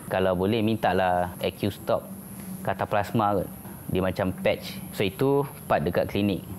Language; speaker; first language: Malay; native; Malay